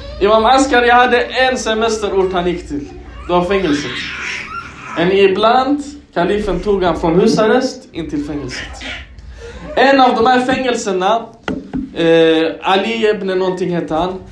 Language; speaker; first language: Swedish; early bilingual, other home language; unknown